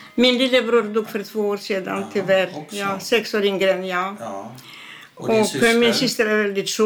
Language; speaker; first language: Swedish; non-native, fluent; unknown